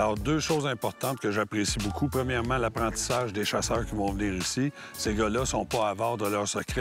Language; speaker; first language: French; native; French